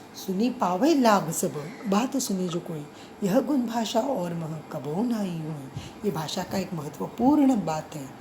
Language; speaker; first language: Hindi; non-native, local second language; Marathi